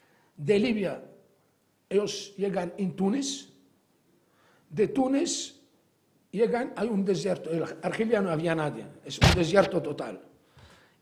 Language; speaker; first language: Spanish; non-native, fluent; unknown